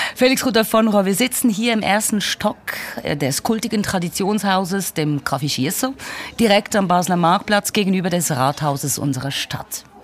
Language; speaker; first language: German; native; German